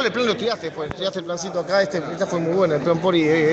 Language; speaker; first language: Spanish; native; Spanish